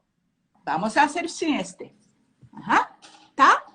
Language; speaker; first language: Spanish; non-native, learner; Japanese